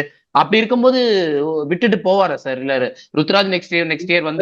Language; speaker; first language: Tamil; native; Tamil